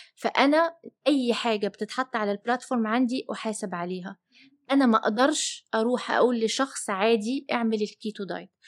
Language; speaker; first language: Arabic; early bilingual, heritage; Arabic